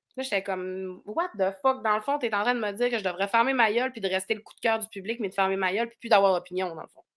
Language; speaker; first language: French; native; French